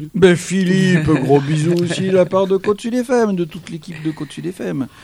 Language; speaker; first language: French; native; French